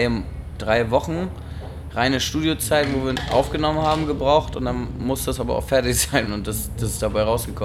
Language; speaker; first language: German; native; German